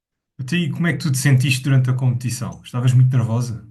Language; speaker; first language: Portuguese; native; Portuguese